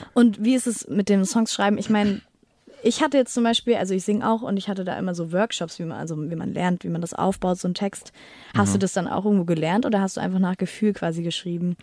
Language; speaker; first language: German; native; German